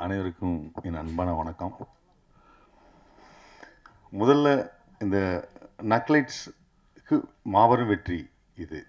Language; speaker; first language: Tamil; native; Tamil